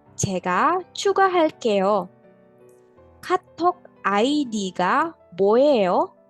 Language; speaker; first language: Korean; non-native, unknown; Indonesian